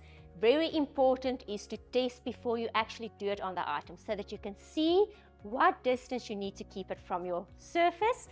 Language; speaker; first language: English; non-native, local second language; Afrikaans